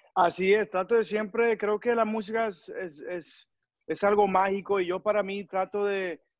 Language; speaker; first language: Spanish; early bilingual, heritage; Spanish